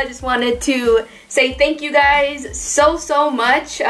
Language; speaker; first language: English; early bilingual, other home language; Spanish